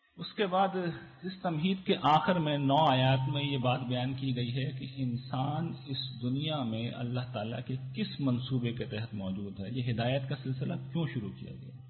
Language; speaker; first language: Urdu; native; Urdu